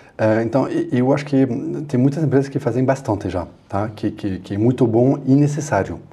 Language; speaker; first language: Portuguese; non-native, fluent; French